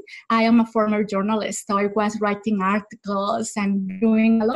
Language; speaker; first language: English; non-native, fluent; Spanish